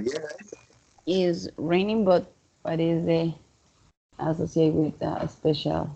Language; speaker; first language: English; non-native, learner; Spanish